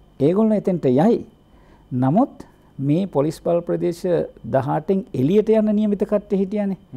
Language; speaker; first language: Sinhala; native; Sinhala